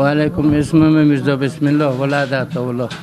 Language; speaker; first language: Persian; native; Persian